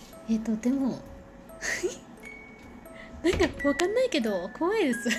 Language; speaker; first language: Japanese; non-native, learner; Thai